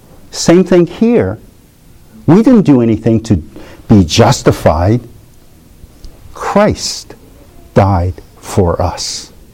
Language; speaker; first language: English; early bilingual, other home language; Chinese